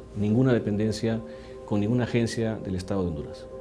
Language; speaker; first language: Spanish; native; Spanish